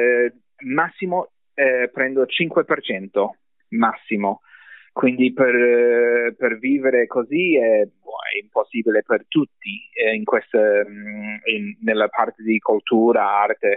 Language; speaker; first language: Italian; non-native, fluent; English